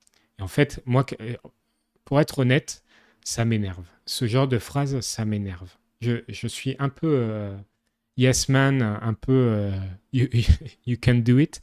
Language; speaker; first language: French; native; French